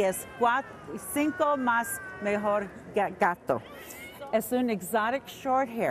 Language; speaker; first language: Spanish; non-native, learner; English